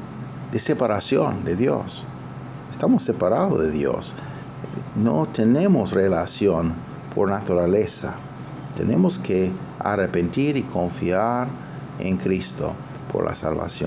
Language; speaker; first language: Spanish; non-native, fluent; English